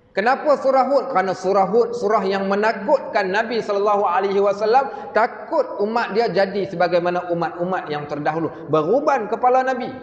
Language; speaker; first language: Malay; native; Malay